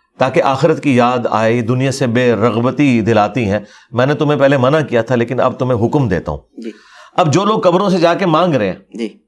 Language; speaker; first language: Urdu; non-native, local second language; Punjabi